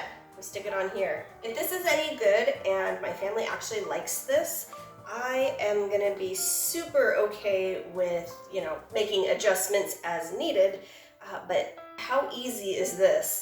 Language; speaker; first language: English; native; English